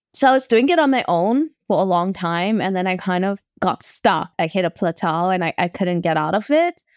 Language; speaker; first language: English; native; English